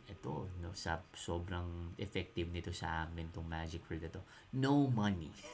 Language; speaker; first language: Filipino; native; Filipino